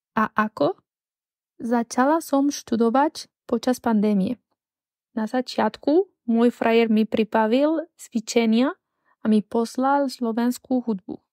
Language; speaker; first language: Slovak; non-native, learner; Spanish